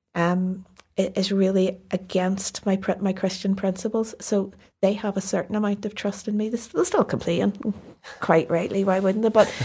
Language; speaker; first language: English; native; English